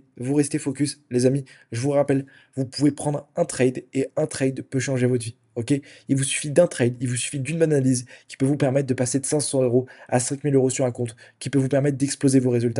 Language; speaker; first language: French; native; French